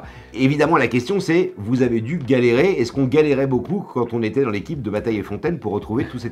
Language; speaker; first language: French; native; French